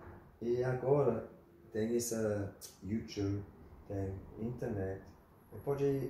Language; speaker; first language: Portuguese; non-native, learner; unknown